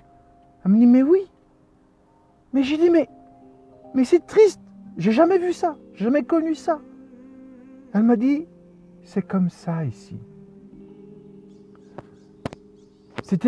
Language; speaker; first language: French; early bilingual, other home language; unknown